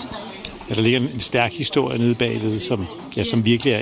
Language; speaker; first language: Danish; native; Danish